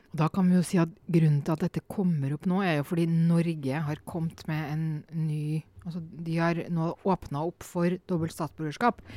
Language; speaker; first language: Norwegian; native; Norwegian